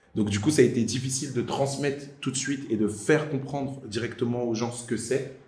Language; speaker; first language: French; native; French